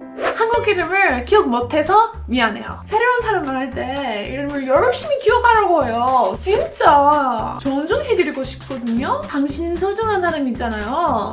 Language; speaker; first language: Korean; non-native, fluent; English